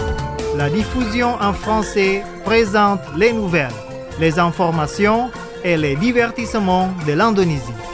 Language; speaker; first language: French; non-native, fluent; Indonesian